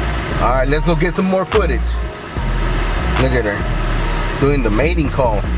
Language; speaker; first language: English; native; English